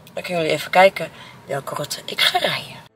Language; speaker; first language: Dutch; native; Dutch